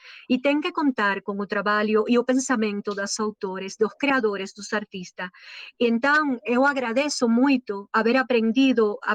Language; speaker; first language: Portuguese; non-native, learner; Spanish